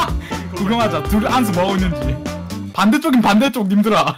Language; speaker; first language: Korean; native; Korean